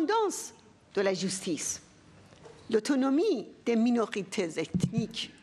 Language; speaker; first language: French; non-native, fluent; Persian